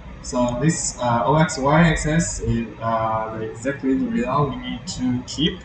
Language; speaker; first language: English; non-native, fluent; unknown